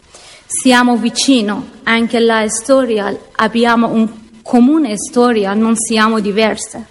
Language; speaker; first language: Italian; non-native, learner; Persian